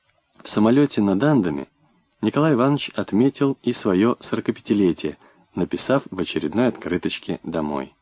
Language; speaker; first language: Russian; native; Russian